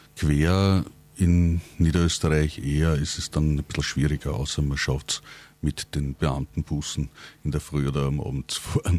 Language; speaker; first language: German; native; German